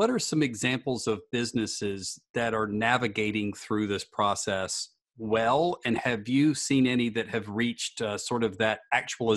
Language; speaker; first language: English; native; English